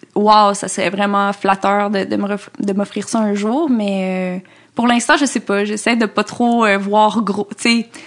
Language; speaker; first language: French; native; French